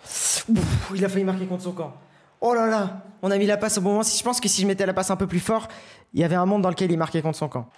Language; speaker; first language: French; native; French